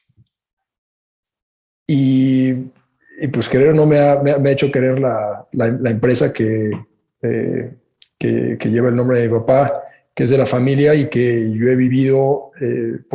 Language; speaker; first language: Spanish; native; Spanish